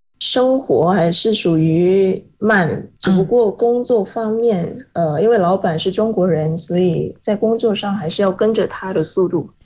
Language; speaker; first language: Chinese; non-native, fluent; Indonesian